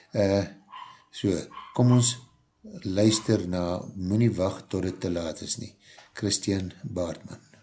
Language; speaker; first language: Afrikaans; native; Afrikaans